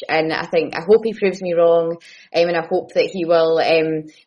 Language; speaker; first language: English; native; English